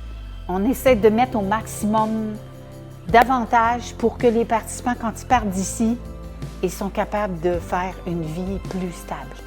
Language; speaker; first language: French; native; French